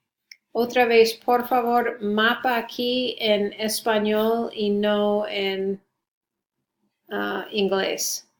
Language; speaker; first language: Spanish; non-native, fluent; English